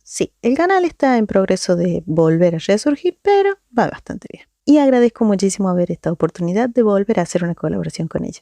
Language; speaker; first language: Spanish; native; Spanish